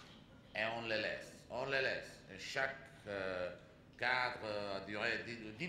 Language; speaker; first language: French; non-native, fluent; Czech